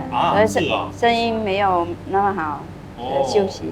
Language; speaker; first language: Chinese; non-native, fluent; Vietnamese